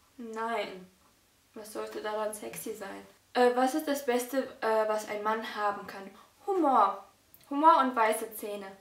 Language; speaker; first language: German; early bilingual, other home language; Russian